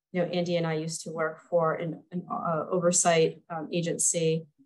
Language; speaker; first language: English; native; English